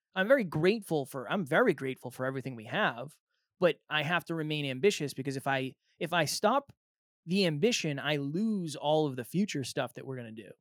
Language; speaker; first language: English; native; English